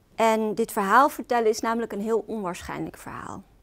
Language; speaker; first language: Dutch; early bilingual, other home language; Arabic